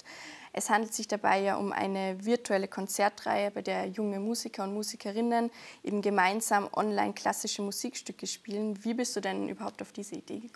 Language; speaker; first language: German; native; German